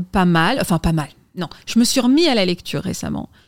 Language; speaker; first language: French; native; French